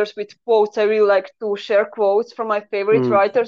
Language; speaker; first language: English; non-native, learner; Croatian